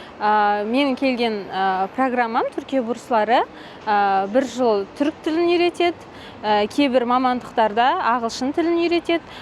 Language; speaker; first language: Kazakh; native; Kazakh